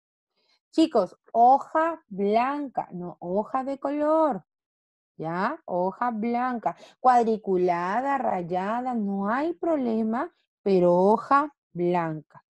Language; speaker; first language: Spanish; native; Spanish